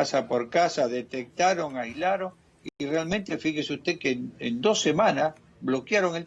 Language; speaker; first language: Spanish; native; Spanish